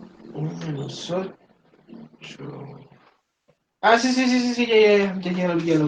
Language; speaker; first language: Spanish; native; Spanish